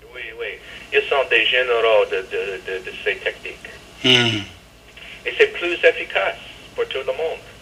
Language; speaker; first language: French; non-native, fluent; English